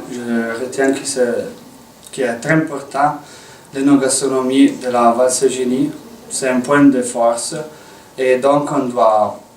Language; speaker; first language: French; non-native, local second language; Italian